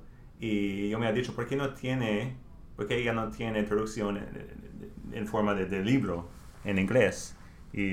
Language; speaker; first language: Spanish; non-native, learner; English